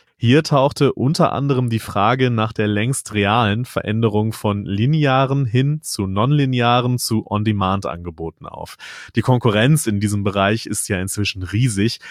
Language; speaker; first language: German; native; German